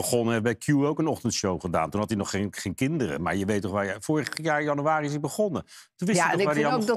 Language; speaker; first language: Dutch; native; Dutch